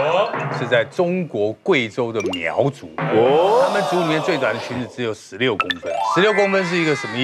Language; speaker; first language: Chinese; native; Chinese